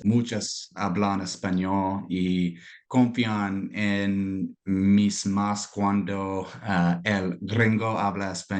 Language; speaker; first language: Spanish; non-native, learner; English